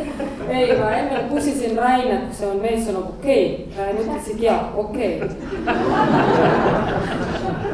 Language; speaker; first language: Estonian; non-native, learner; Croatian